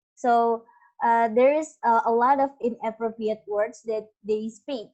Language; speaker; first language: English; non-native, learner; Indonesian